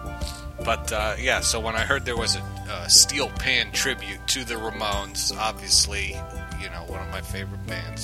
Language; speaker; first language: English; native; English